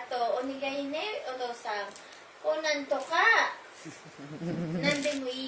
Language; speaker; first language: Japanese; non-native, learner; Filipino